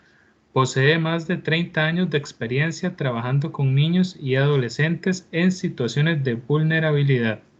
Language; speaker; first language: Spanish; native; Spanish